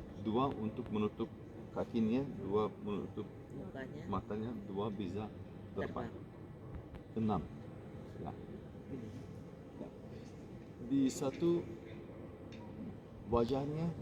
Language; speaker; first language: Indonesian; non-native, learner; Turkish